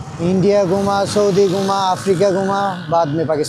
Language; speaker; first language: Hindi; non-native, learner; Bangla